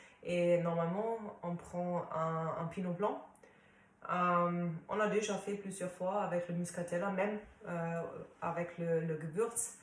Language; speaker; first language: French; non-native, fluent; German